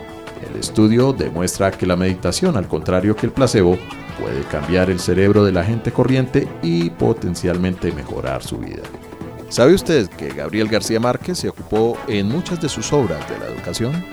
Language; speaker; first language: Spanish; native; Spanish